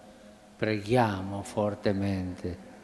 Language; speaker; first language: Italian; non-native, fluent; Spanish